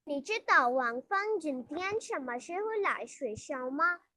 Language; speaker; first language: Chinese; non-native, learner; Urdu